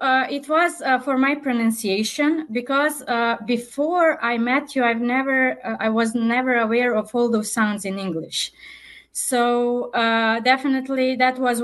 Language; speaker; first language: English; non-native, fluent; Serbian